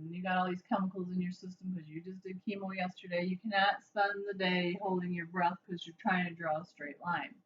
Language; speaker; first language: English; native; English